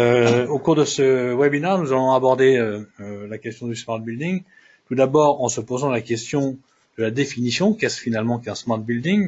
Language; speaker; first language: French; native; French